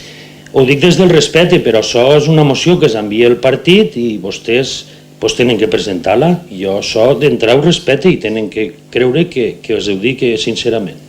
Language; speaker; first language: Catalan; native; Catalan